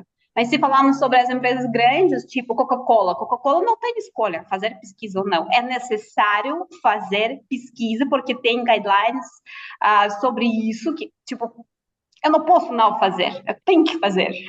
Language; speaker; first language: Portuguese; non-native, fluent; Russian